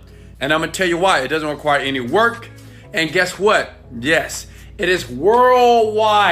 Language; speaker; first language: English; native; English